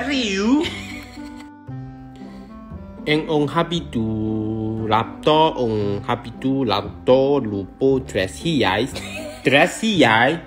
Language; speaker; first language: Portuguese; non-native, learner; Chinese